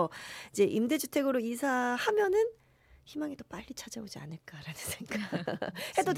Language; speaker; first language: Korean; native; Korean